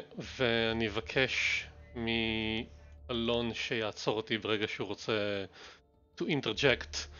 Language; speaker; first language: Hebrew; native; Hebrew